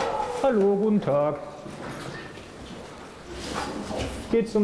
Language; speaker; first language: German; native; German